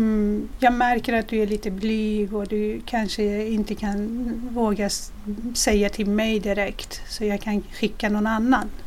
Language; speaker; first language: Swedish; non-native, fluent; Persian